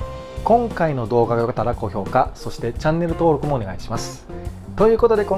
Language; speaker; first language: Japanese; native; Japanese